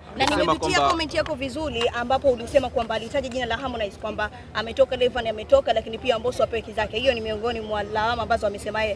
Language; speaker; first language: Swahili; native; Swahili